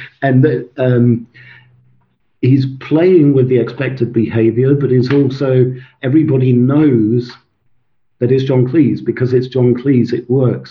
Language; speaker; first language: English; non-native, local second language; Swedish